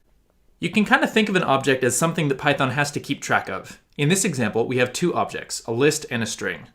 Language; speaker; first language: English; native; English